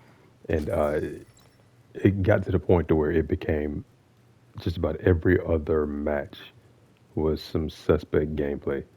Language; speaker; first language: English; native; English